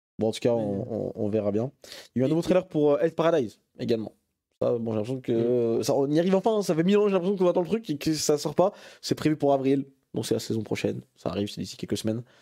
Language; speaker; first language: French; native; French